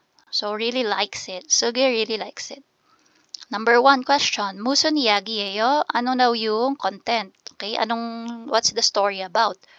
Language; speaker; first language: English; non-native, local second language; Filipino